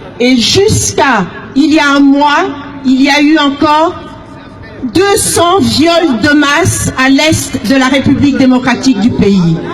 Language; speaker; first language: French; early bilingual, other home language; Lingala